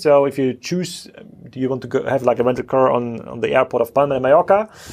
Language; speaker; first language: English; non-native, fluent; German